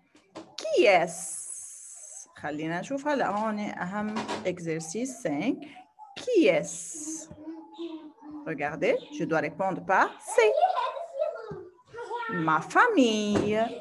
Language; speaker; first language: French; non-native, fluent; Arabic